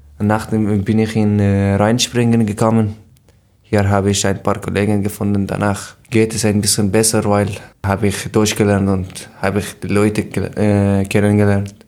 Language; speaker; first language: German; non-native, learner; Persian